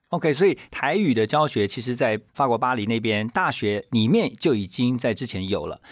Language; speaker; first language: Chinese; native; Chinese